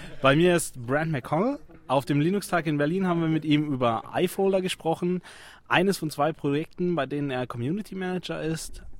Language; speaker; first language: German; native; German